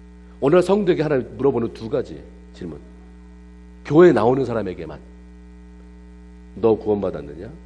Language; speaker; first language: Korean; native; Korean